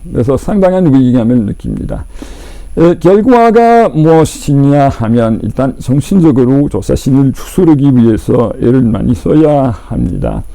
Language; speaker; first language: Korean; non-native, fluent; French